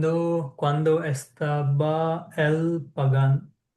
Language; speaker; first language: Spanish; non-native, learner; English